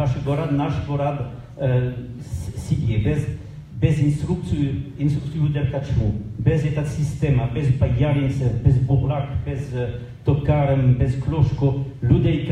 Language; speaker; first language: Ukrainian; non-native, learner; French